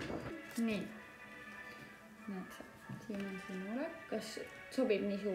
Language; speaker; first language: Estonian; native; Estonian